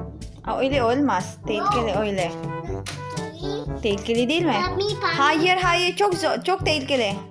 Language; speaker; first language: Turkish; non-native, learner; Filipino